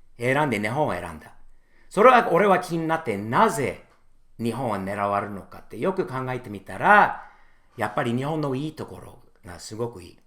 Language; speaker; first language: Japanese; non-native, fluent; English